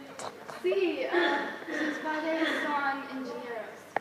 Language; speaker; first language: Spanish; non-native, learner; English